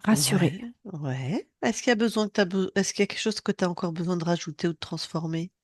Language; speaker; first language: French; native; French